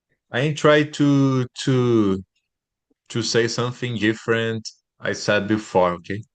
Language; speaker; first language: English; non-native, learner; Portuguese